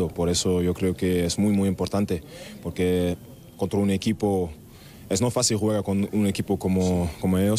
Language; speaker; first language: Spanish; non-native, learner; German